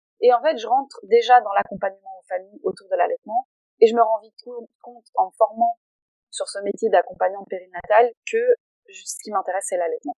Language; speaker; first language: French; native; French